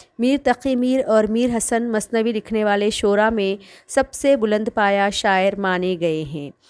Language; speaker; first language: Urdu; native; Urdu